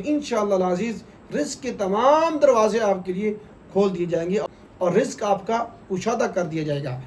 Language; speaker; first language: Urdu; native; Urdu